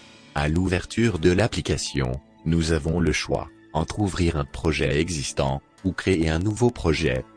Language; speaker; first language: French; native; French